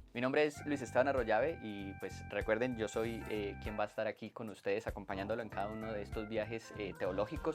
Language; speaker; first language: Spanish; native; Spanish